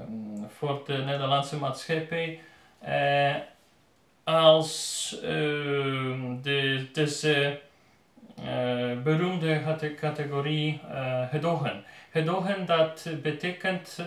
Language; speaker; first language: Dutch; non-native, learner; Polish